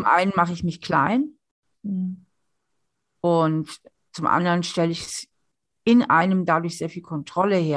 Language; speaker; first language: German; native; German